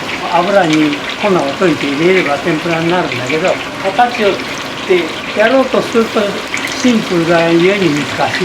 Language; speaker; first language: Japanese; native; Japanese